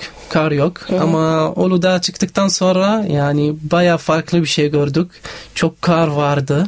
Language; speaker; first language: Turkish; non-native, fluent; Arabic